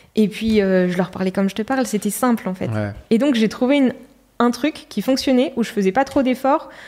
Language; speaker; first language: French; native; French